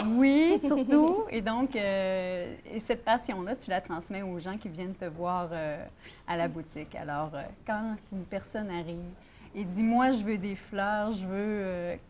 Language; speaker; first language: French; native; French